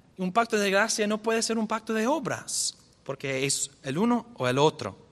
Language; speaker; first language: Spanish; non-native, fluent; English